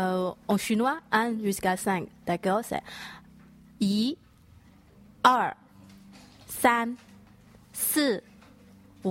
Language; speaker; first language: French; non-native, learner; Chinese